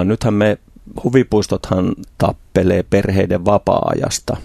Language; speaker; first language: Finnish; native; Finnish